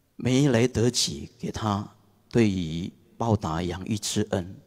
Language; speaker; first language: Chinese; non-native, fluent; Indonesian